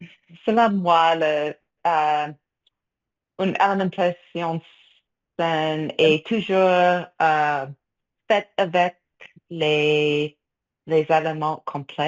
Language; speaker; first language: French; non-native, fluent; English